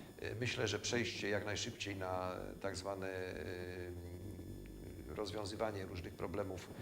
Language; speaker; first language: Polish; native; Polish